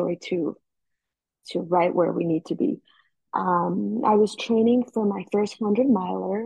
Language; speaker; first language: English; native; English